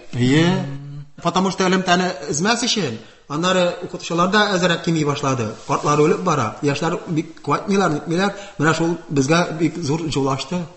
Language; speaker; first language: Tatar; non-native, local second language; Udmurt